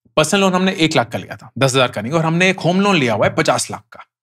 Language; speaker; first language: Hindi; native; Hindi